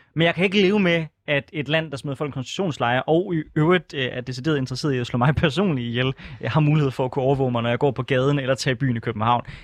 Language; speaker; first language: Danish; native; Danish